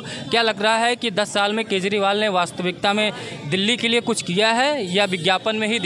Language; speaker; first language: Hindi; native; Hindi